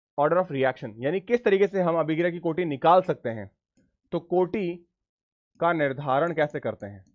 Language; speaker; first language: Hindi; native; Hindi